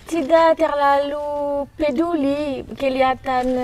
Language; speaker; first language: Indonesian; non-native, learner; French